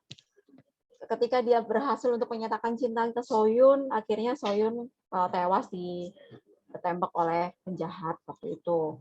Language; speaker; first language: Indonesian; native; Indonesian